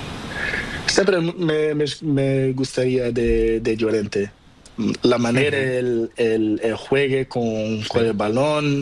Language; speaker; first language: Spanish; non-native, learner; Portuguese